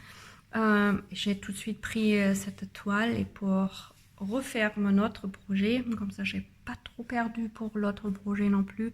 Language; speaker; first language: French; non-native, learner; German